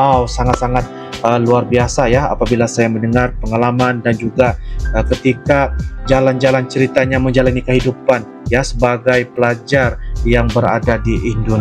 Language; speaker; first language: Indonesian; non-native, local second language; Malay